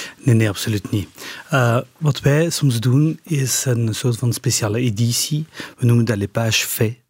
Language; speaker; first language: Dutch; non-native, local second language; French